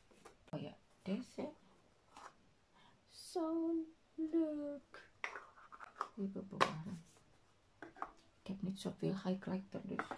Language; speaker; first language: Dutch; non-native, learner; Indonesian